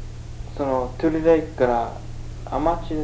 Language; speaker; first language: Japanese; early bilingual, heritage; Japanese